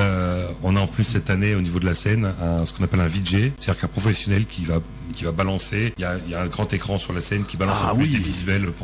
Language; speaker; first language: French; native; French